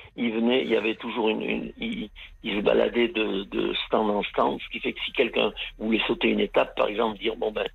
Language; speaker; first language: French; native; French